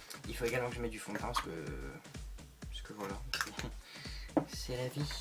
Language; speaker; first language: French; native; French